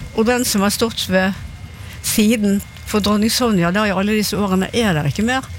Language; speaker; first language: Norwegian; native; Norwegian